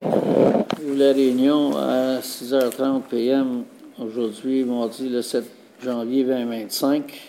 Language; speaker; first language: French; native; French